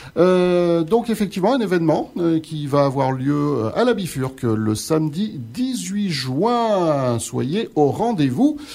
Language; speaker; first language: French; native; French